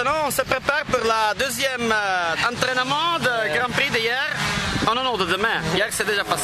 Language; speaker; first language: French; non-native, learner; Dutch